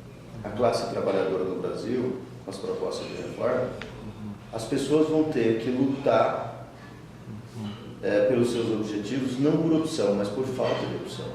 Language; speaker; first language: Portuguese; native; Portuguese